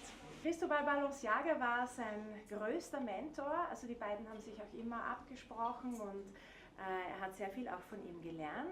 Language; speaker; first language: German; native; German